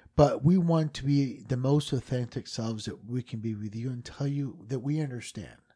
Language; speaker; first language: English; early bilingual, other home language; Spanish